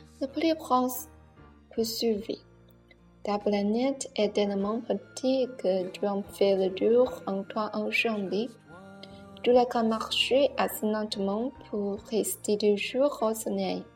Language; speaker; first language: French; non-native, learner; Chinese